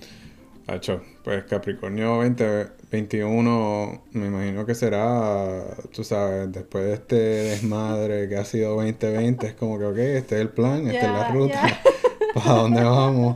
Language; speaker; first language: Spanish; native; Spanish